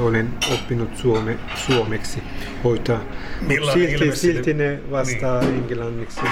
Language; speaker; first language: Finnish; non-native, fluent; Turkish